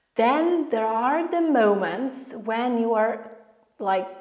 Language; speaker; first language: English; non-native, fluent; Polish